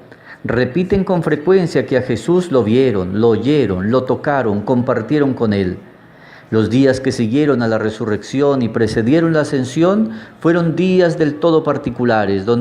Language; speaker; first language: Spanish; native; Spanish